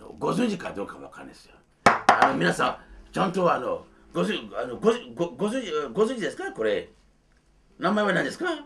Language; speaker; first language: Japanese; non-native, fluent; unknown